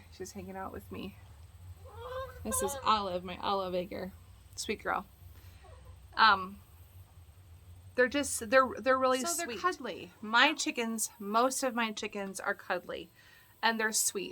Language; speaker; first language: English; native; English